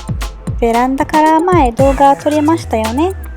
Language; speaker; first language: Japanese; non-native, fluent; Arabic